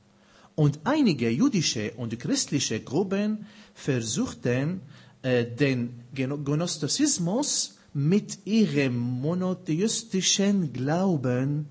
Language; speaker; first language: German; non-native, fluent; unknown